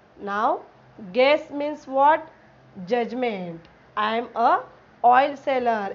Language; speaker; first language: English; non-native, local second language; Marathi